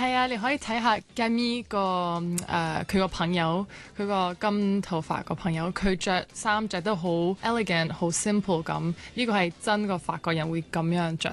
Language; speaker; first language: Cantonese; non-native, local second language; French